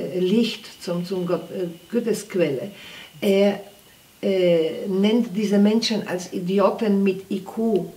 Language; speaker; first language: German; non-native, learner; Polish